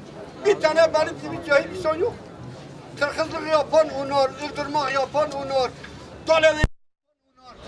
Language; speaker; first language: Turkish; non-native, local second language; Kurdish